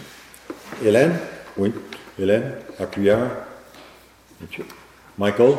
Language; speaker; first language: French; native; French